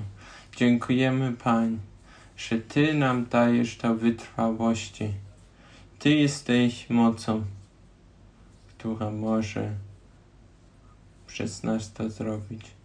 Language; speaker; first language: Polish; non-native, learner; German